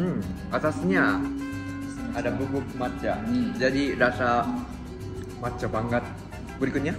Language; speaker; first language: Indonesian; non-native, fluent; Japanese